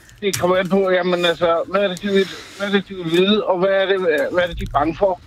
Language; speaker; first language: Danish; early bilingual, other home language; Urdu